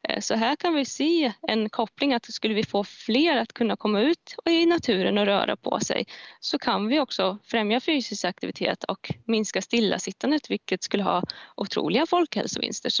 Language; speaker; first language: Swedish; native; Swedish